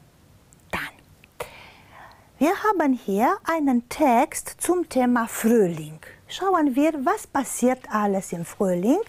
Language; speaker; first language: German; non-native, fluent; Romanian